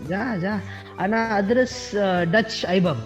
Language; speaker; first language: Arabic; non-native, learner; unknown